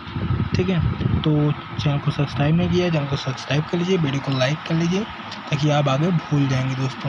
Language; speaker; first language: Hindi; native; Hindi